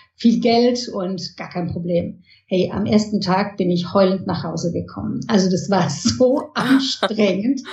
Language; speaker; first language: German; early bilingual, heritage; German